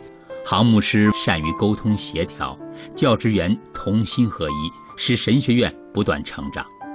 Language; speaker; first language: Chinese; native; Chinese